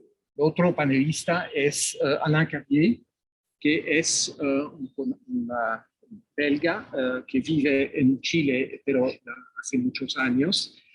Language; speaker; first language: Spanish; non-native, fluent; French